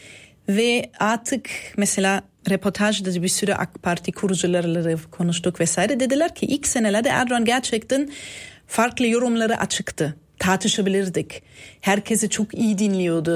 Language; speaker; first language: Turkish; non-native, fluent; German